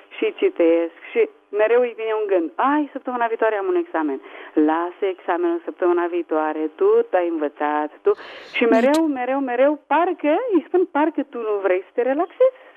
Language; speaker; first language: Romanian; native; Romanian